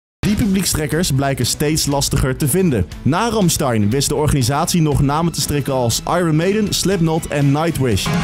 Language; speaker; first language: Dutch; native; Dutch